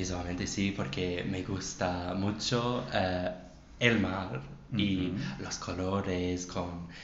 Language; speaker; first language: Spanish; non-native, learner; English